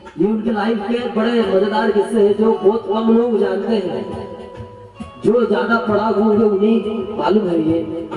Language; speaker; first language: Hindi; non-native, local second language; Marathi